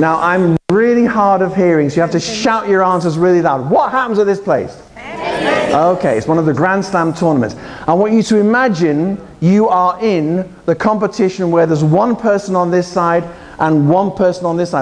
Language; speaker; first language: English; native; English